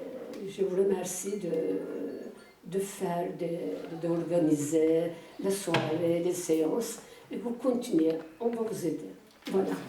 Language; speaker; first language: French; non-native, fluent; Turkish